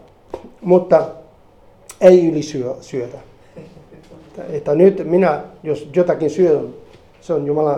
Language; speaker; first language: Finnish; non-native, fluent; Spanish